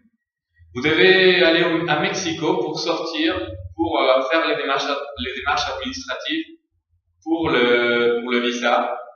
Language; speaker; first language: French; non-native, fluent; Spanish